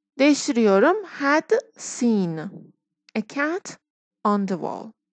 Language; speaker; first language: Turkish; non-native, fluent; Persian